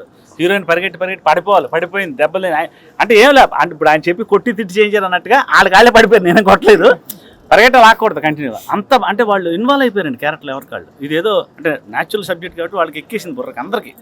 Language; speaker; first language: Telugu; native; Telugu